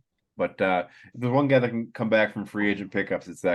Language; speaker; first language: English; native; English